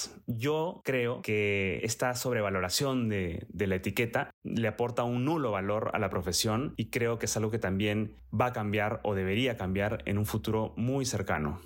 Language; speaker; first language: Spanish; native; Spanish